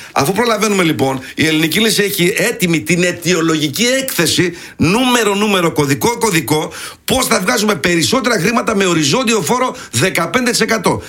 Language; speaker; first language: Greek; early bilingual, heritage; Greek